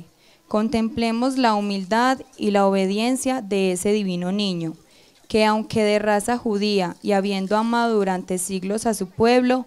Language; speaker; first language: Spanish; native; Spanish